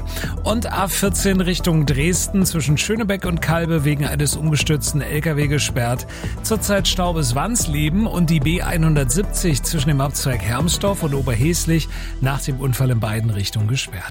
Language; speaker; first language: German; native; German